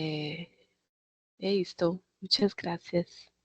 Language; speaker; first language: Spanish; non-native, learner; Portuguese